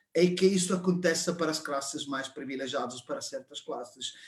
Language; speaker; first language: Portuguese; non-native, fluent; Italian